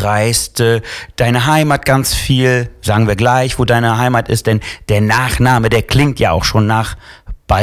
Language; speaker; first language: German; non-native, fluent; Italian